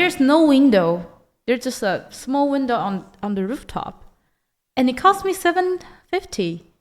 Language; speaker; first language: English; non-native, learner; Chinese